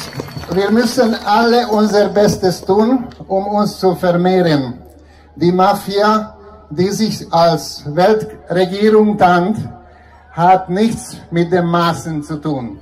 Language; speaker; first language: German; non-native, fluent; Hungarian